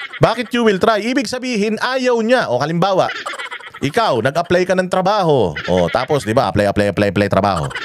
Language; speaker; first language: Filipino; native; Filipino